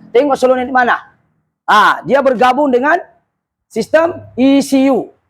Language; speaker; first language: Malay; non-native, local second language; Buginese